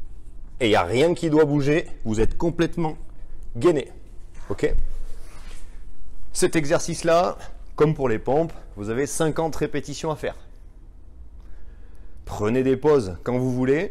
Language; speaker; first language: French; native; French